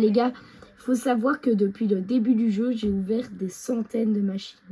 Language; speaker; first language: French; native; French